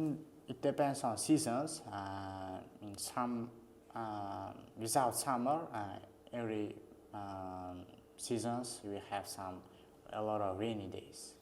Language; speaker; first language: English; non-native, learner; Uzbek